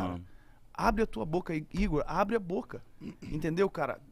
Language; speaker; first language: Portuguese; native; Portuguese